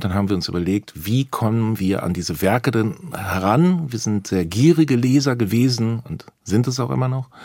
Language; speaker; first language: German; native; German